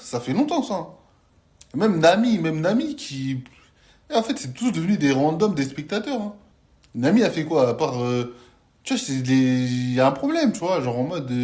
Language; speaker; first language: French; native; French